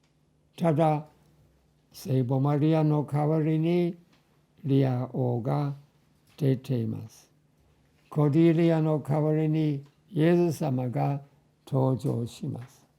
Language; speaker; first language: Japanese; non-native, fluent; English